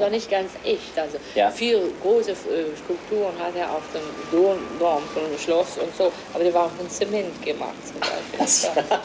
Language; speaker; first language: German; non-native, fluent; Swedish